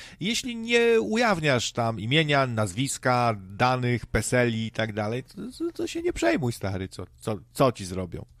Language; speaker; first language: Polish; native; Polish